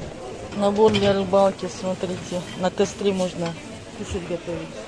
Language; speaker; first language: Russian; native; Russian